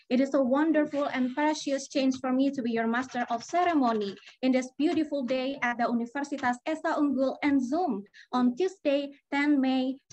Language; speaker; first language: English; non-native, learner; Indonesian